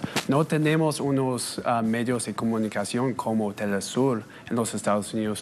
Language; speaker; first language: Spanish; non-native, fluent; English